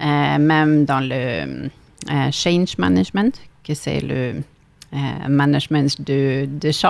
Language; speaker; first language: French; non-native, fluent; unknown